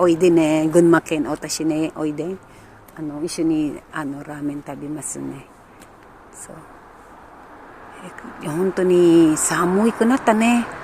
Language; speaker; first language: Japanese; non-native, learner; Filipino